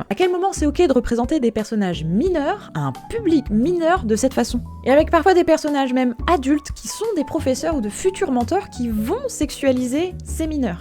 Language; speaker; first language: French; native; French